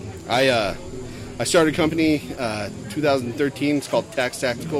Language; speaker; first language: English; native; English